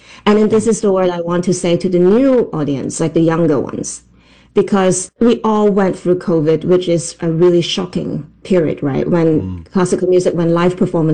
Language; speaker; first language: English; non-native, local second language; Cantonese